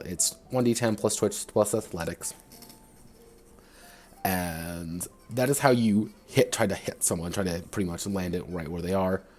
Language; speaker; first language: English; native; English